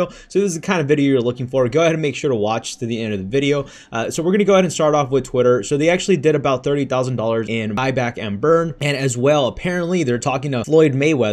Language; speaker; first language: English; native; English